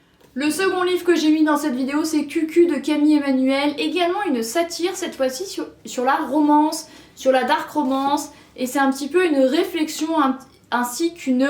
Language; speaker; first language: French; native; French